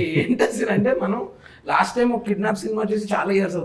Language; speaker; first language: Telugu; native; Telugu